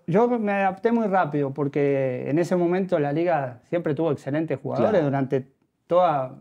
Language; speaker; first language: Spanish; native; Spanish